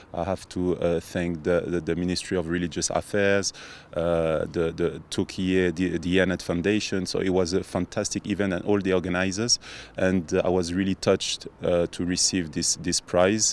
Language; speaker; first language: English; non-native, fluent; French